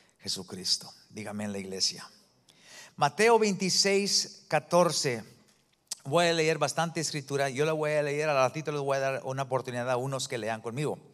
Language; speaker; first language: Spanish; early bilingual, heritage; Spanish